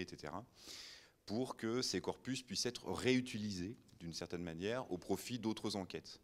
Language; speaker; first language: French; native; French